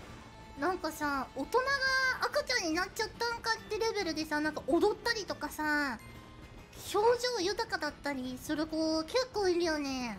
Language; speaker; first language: Japanese; native; Japanese